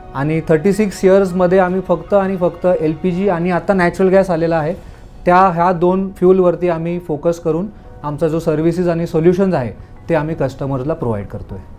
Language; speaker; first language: Marathi; non-native, local second language; Gujarati